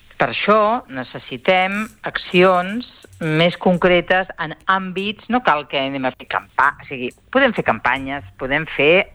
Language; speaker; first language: Catalan; native; Catalan